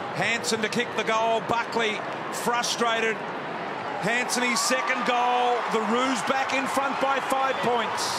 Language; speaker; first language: English; native; English